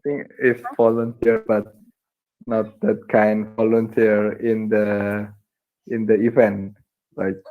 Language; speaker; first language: English; non-native, learner; Indonesian